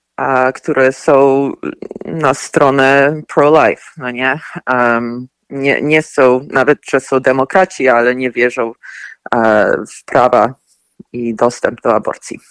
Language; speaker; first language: Polish; early bilingual, heritage; Polish